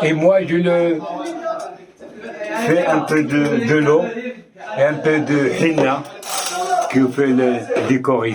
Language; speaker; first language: French; non-native, local second language; Arabic